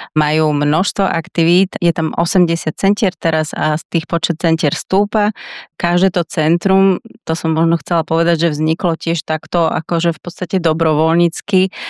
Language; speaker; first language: Slovak; native; Slovak